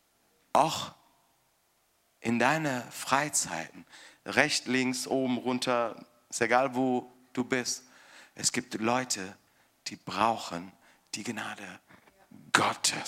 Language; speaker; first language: German; non-native, fluent; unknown